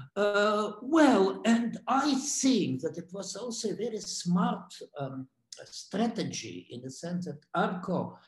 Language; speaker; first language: English; non-native, fluent; Russian